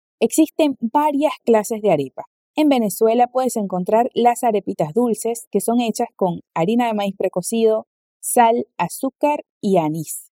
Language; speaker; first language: Spanish; native; Spanish